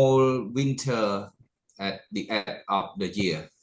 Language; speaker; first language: English; non-native, learner; Khmer